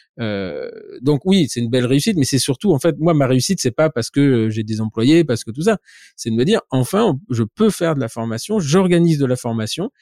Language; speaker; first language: French; native; French